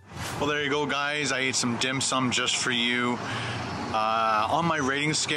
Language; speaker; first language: English; native; English